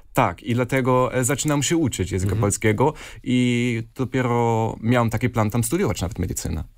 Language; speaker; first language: Polish; non-native, learner; German